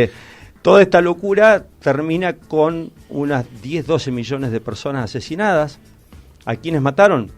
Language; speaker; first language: Spanish; native; Spanish